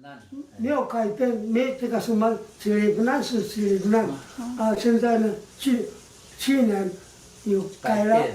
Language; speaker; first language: Chinese; non-native, local second language; Amis